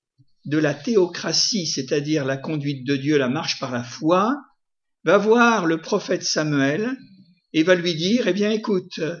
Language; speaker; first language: French; native; French